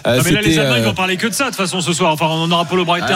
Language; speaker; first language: French; native; French